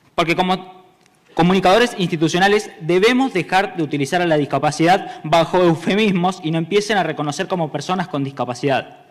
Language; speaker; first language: Spanish; native; Spanish